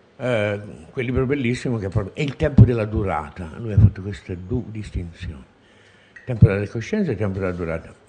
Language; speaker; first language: Italian; native; Italian